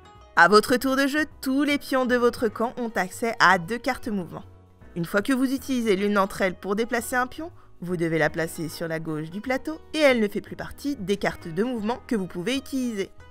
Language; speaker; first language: French; native; French